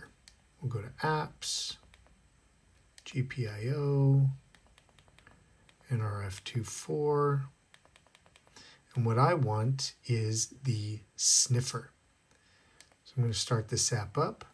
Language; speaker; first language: English; native; English